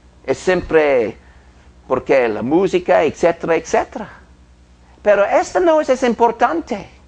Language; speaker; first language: Spanish; non-native, fluent; English